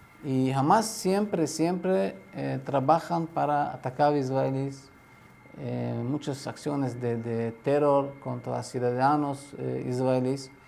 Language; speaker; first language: Spanish; non-native, learner; Arabic